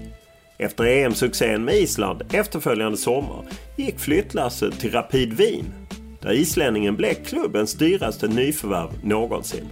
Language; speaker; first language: Swedish; native; Swedish